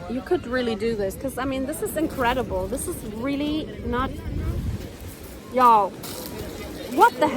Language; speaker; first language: English; non-native, fluent; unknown